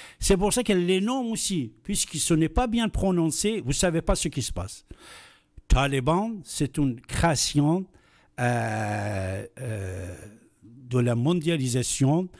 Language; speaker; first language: French; non-native, fluent; Persian